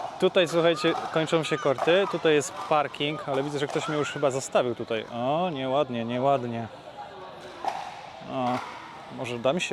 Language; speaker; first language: Polish; native; Polish